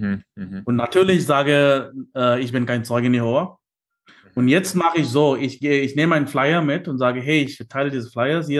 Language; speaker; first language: German; non-native, fluent; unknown